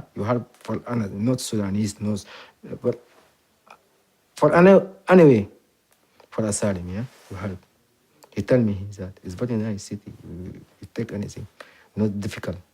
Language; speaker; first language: English; non-native, learner; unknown